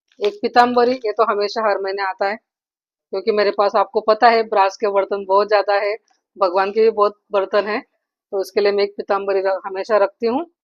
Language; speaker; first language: Hindi; non-native, local second language; Marathi